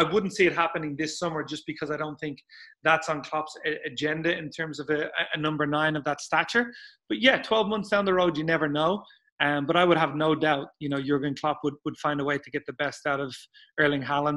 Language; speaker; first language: English; native; English